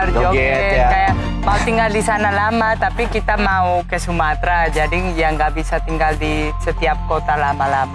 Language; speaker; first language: Indonesian; non-native, fluent; Spanish